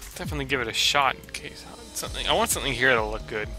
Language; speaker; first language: English; native; English